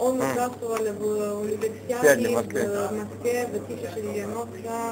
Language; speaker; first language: Russian; non-native, fluent; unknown